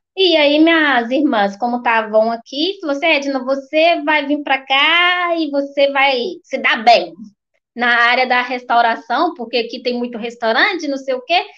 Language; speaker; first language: Portuguese; native; Portuguese